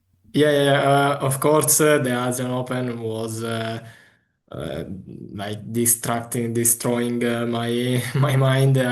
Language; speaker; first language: English; non-native, fluent; Italian